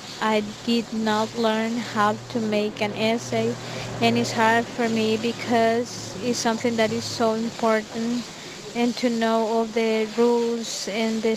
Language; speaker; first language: English; non-native, fluent; Spanish